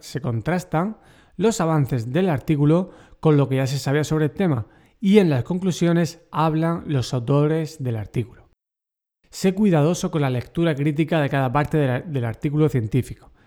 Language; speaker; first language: Spanish; native; Spanish